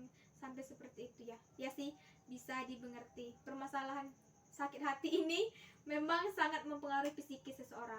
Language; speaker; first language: Indonesian; native; Indonesian